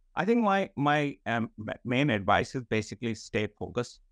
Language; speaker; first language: English; non-native, local second language; Kashmiri